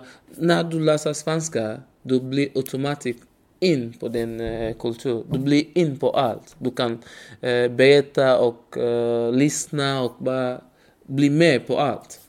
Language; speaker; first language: Swedish; non-native, learner; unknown